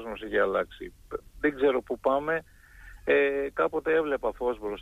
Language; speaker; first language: Greek; non-native, fluent; Arabic